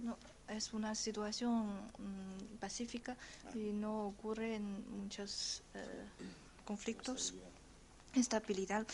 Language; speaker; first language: Spanish; non-native, learner; Chinese